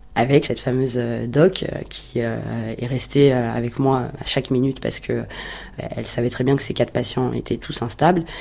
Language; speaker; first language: French; native; French